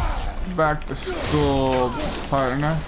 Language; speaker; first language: English; native; English